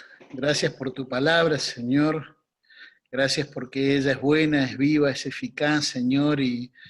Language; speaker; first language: Spanish; native; Spanish